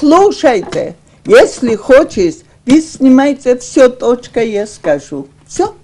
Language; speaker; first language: Russian; non-native, learner; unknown